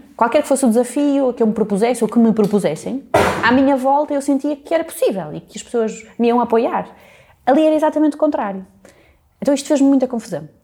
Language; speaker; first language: Portuguese; native; Portuguese